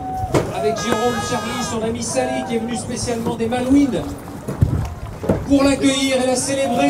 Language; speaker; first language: French; native; French